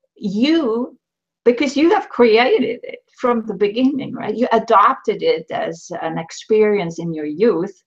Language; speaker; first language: English; non-native, fluent; Swedish